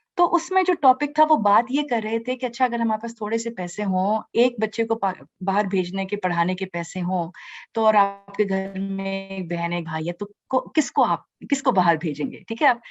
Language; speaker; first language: Urdu; native; Urdu